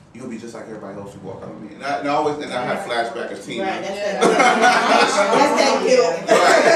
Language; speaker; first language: English; native; English